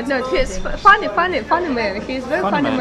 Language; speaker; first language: English; non-native, learner; Russian